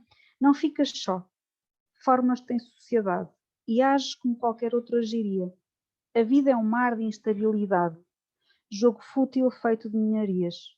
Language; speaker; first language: Portuguese; native; Portuguese